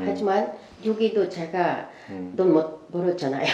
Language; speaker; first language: Korean; non-native, learner; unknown